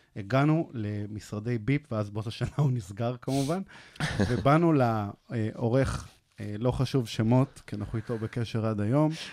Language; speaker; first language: Hebrew; native; Hebrew